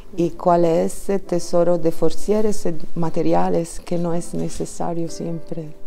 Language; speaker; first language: Spanish; non-native, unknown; Italian